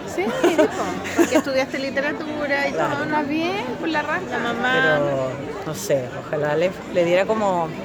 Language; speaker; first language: Spanish; native; Spanish